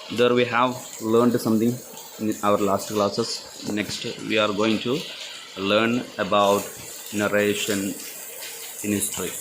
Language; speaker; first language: English; non-native, local second language; Malayalam